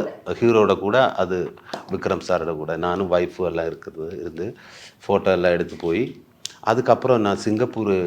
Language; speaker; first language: Tamil; non-native, learner; Malayalam